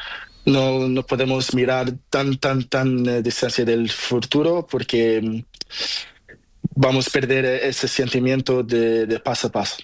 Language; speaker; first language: Spanish; non-native, learner; Portuguese